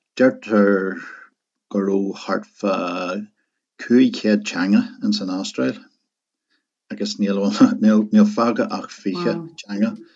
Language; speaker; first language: Irish; non-native, local second language; English